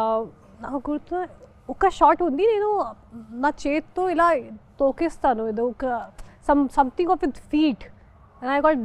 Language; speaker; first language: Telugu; non-native, local second language; Hindi